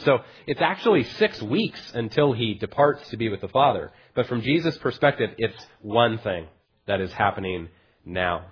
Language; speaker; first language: English; native; English